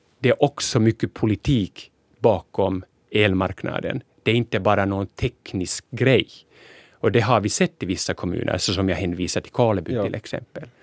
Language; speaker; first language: Swedish; non-native, local second language; Finnish